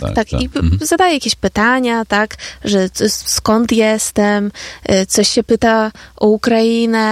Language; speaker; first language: Polish; non-native, fluent; Ukrainian